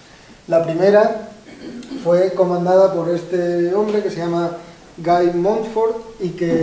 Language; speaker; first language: Spanish; native; Spanish